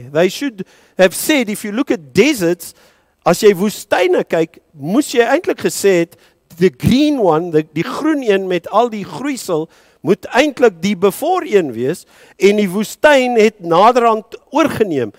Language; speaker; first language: Afrikaans; early bilingual, heritage; Afrikaans